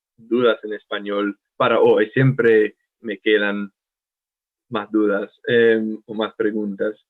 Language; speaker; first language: Spanish; non-native, learner; English